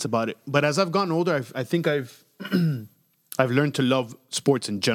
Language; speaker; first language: English; non-native, fluent; Spanish